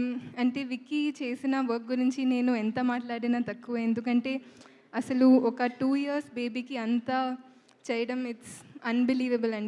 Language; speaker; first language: Telugu; non-native, fluent; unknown